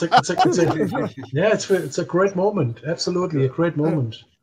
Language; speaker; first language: English; non-native, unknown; German